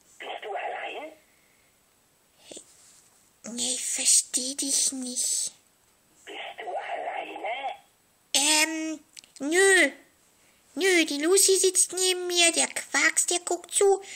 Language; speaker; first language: German; native; German